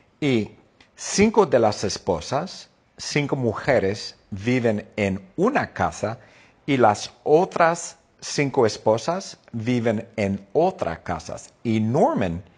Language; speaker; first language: Spanish; non-native, fluent; English